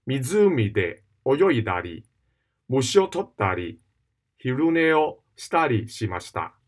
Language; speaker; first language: Japanese; non-native, fluent; Cantonese